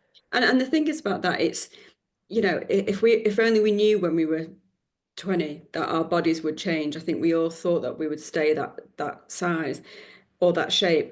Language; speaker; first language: English; native; English